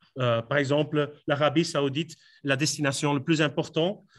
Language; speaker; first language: French; non-native, fluent; Dutch